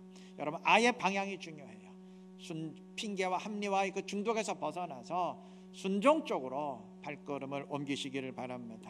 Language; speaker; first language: Korean; native; Korean